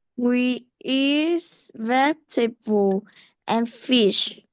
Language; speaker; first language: English; non-native, learner; Vietnamese